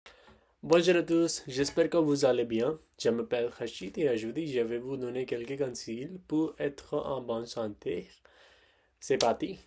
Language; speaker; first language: French; non-native, learner; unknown